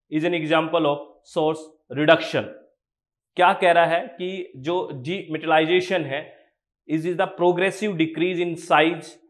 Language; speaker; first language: Hindi; native; Hindi